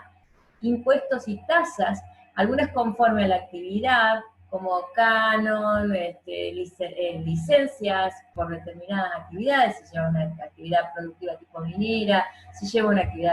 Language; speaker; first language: Spanish; native; Spanish